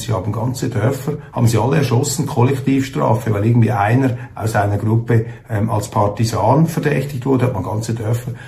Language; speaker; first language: German; native; German